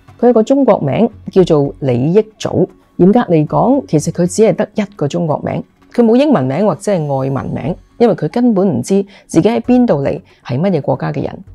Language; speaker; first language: Chinese; non-native, local second language; Cantonese